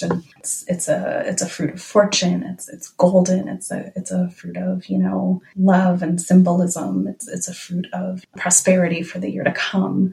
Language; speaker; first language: English; native; English